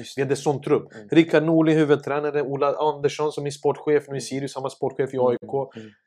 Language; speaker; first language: Swedish; early bilingual, other home language; Serbian